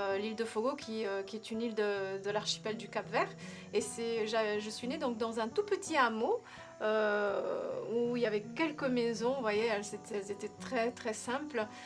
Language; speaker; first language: French; early bilingual, other home language; Kabuverdianu